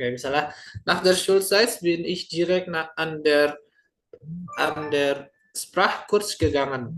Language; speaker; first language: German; non-native, learner; Indonesian